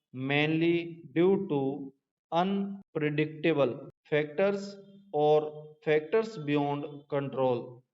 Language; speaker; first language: English; non-native, local second language; Hindi